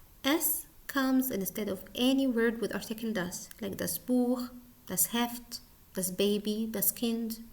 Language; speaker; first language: German; non-native, learner; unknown